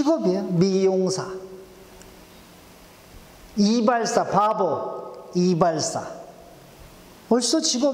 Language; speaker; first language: Korean; non-native, fluent; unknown